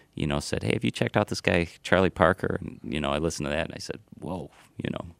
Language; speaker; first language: English; native; English